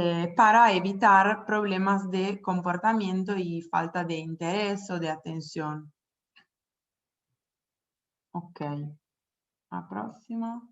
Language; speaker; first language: Spanish; non-native, fluent; Italian